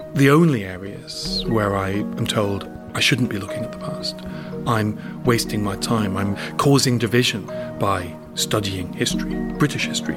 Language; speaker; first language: English; native; English